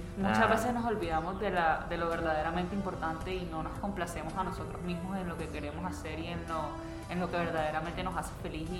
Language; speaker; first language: Spanish; native; Spanish